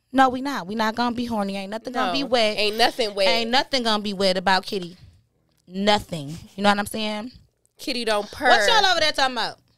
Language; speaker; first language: English; native; English